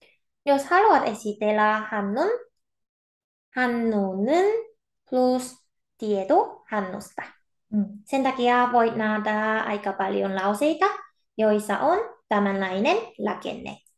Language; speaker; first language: Finnish; non-native, fluent; Korean